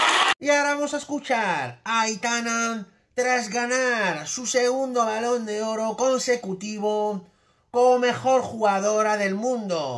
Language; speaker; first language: Spanish; native; Spanish